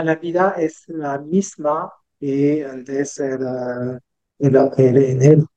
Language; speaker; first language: Spanish; non-native, learner; French